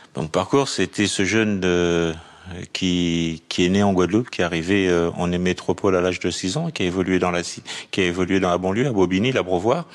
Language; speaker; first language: French; native; French